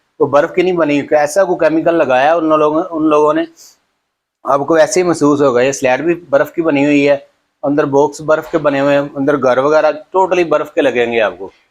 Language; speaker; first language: Urdu; non-native, local second language; Punjabi